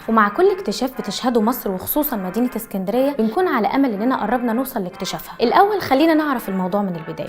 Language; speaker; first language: Arabic; native; Arabic